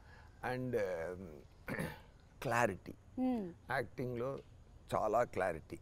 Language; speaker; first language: Telugu; non-native, learner; Tamil